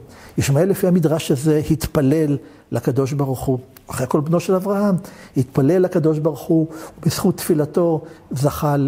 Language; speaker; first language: Hebrew; native; Hebrew